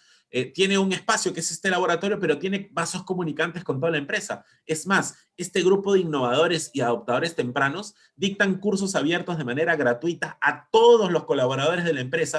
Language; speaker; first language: Spanish; native; Spanish